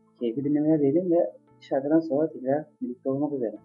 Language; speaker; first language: Turkish; native; Turkish